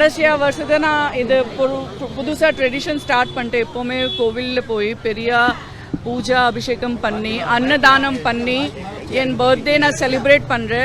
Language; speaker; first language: Tamil; non-native, fluent; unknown